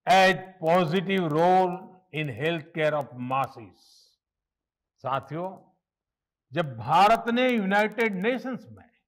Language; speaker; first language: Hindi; non-native, local second language; Gujarati